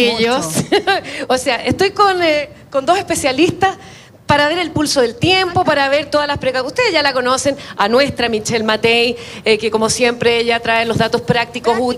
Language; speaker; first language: Spanish; native; Spanish